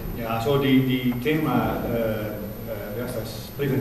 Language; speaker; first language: German; non-native, learner; Dutch